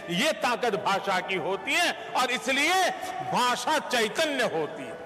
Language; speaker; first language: Hindi; non-native, local second language; Gujarati